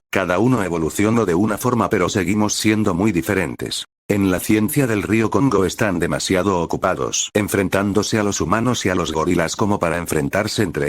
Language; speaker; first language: Spanish; native; Spanish